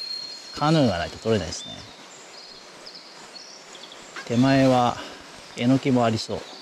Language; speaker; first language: Japanese; native; Japanese